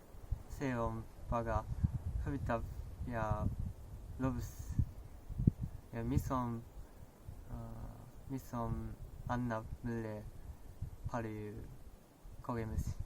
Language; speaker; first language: Estonian; non-native, learner; Japanese